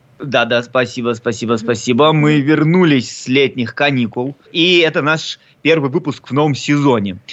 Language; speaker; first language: Russian; native; Russian